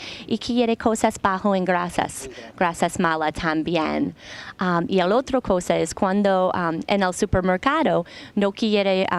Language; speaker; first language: Spanish; non-native, learner; English